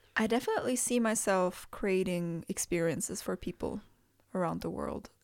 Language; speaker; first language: English; non-native, fluent; Indonesian